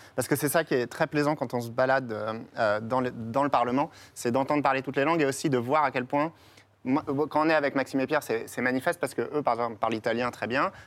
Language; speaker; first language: French; native; French